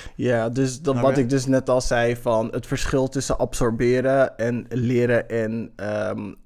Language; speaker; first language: Dutch; early bilingual, other home language; English